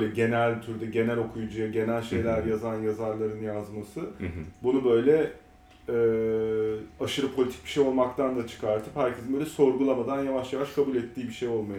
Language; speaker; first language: Turkish; native; Turkish